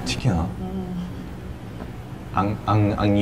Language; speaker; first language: Vietnamese; non-native, learner; Korean